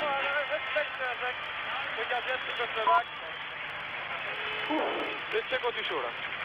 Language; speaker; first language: French; native; French